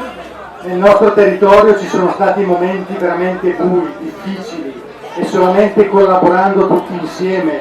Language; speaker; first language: Italian; native; Italian